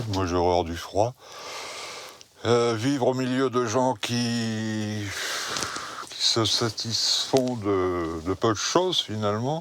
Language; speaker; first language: French; native; French